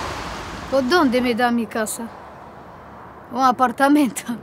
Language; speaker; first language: Spanish; non-native, learner; Romanian